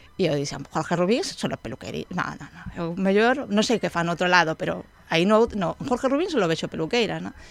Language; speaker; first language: Galician; non-native, local second language; Spanish